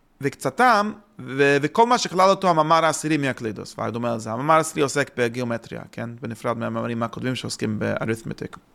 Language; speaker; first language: Hebrew; non-native, fluent; English